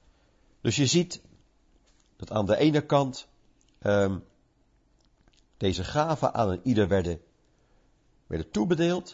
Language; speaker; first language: Dutch; native; Dutch